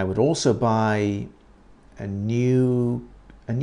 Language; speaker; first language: English; native; English